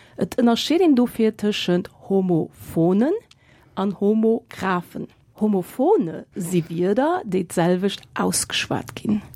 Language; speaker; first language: Luxembourgish; native; Luxembourgish